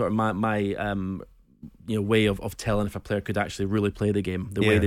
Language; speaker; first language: English; native; English